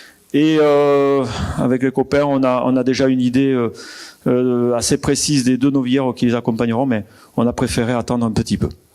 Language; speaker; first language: French; native; French